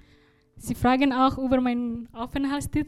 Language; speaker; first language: German; non-native, learner; Indonesian